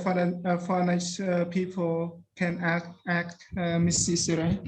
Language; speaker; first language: English; non-native, learner; Khmer